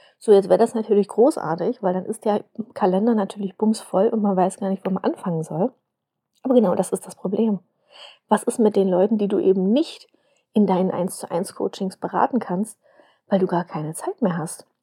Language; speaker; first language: German; native; German